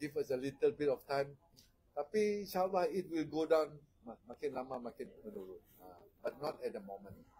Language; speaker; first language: English; non-native, local second language; Malay